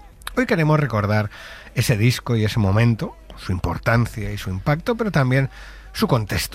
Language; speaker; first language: Spanish; native; Spanish